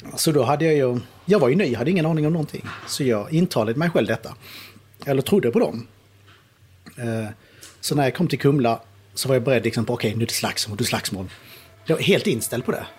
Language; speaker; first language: Swedish; native; Swedish